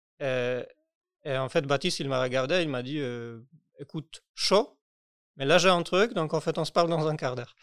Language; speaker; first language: French; non-native, fluent; Polish